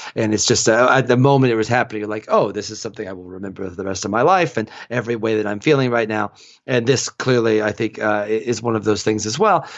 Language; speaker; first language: English; native; English